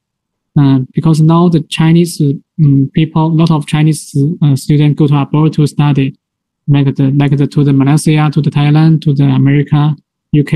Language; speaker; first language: English; non-native, learner; Chinese